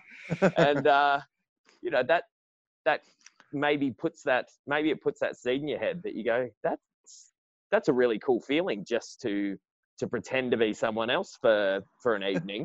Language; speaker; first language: English; native; English